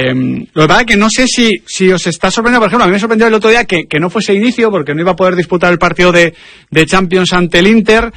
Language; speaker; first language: Spanish; native; Spanish